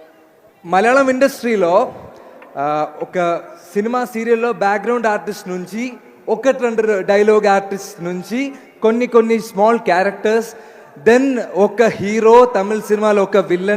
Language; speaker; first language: Telugu; non-native, learner; Malayalam